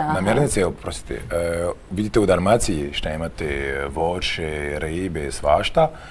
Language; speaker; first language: Croatian; non-native, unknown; French